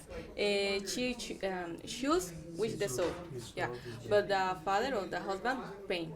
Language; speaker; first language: English; non-native, fluent; Spanish